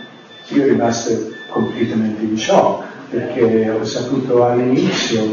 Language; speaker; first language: Italian; non-native, fluent; English